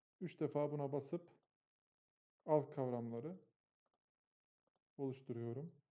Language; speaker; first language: Turkish; native; Turkish